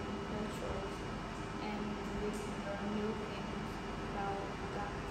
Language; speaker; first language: English; non-native, learner; Vietnamese